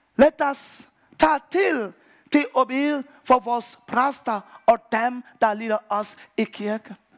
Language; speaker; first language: Danish; non-native, fluent; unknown